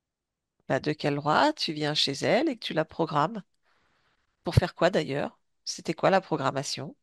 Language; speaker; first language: French; native; French